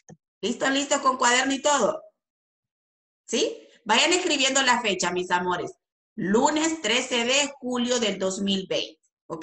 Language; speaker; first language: Spanish; native; Spanish